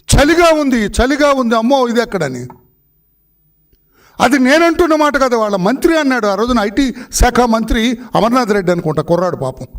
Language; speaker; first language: Telugu; native; Telugu